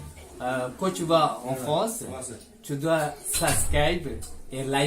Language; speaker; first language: French; non-native, learner; Bangla